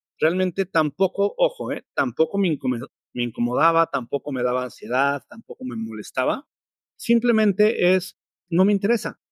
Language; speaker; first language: Spanish; native; Spanish